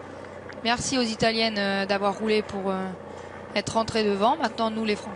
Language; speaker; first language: French; native; French